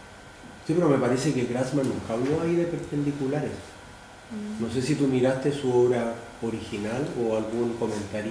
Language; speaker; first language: Spanish; native; Spanish